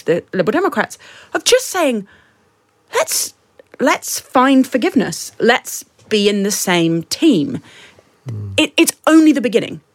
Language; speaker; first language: English; native; English